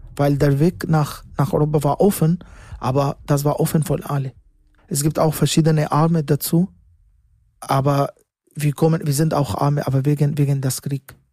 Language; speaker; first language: German; non-native, learner; Arabic